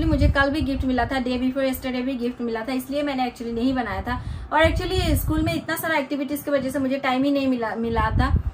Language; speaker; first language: Hindi; non-native, local second language; Bangla